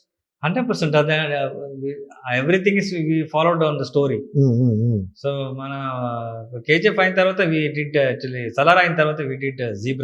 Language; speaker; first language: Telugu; non-native, learner; Kannada